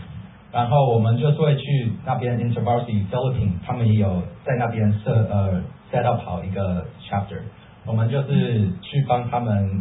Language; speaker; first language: Chinese; early bilingual, heritage; Chinese